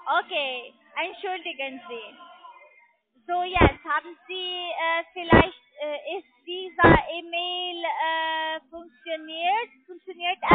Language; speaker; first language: German; non-native, learner; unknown